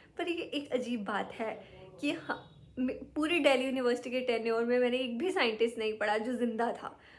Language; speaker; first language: Hindi; native; Hindi